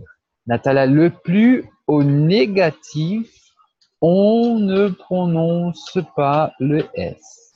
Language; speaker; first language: French; non-native, fluent; Portuguese